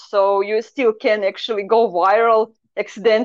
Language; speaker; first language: English; non-native, learner; Croatian